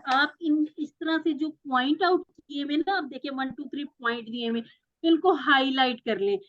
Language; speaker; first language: Urdu; native; Urdu